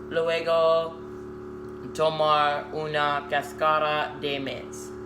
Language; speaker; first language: Spanish; non-native, learner; English